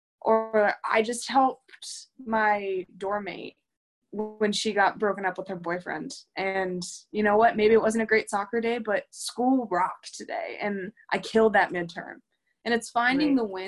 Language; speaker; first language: English; native; English